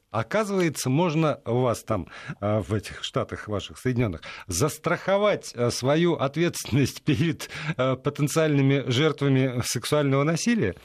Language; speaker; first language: Russian; native; Russian